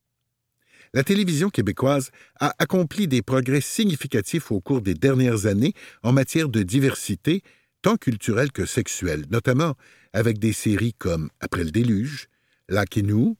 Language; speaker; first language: French; native; French